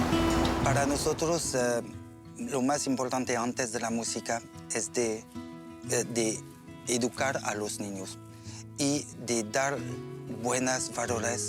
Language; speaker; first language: Spanish; non-native, learner; French